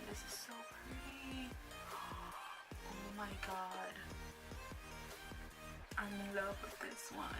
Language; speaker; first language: English; native; English